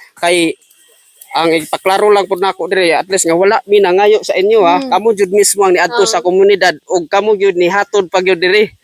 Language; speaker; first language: Cebuano; non-native, local second language; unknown